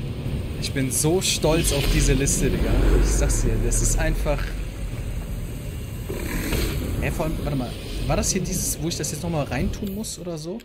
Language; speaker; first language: German; native; German